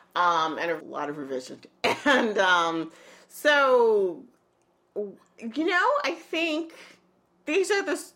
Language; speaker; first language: English; native; English